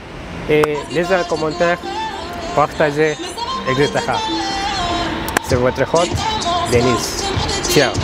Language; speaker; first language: French; non-native, fluent; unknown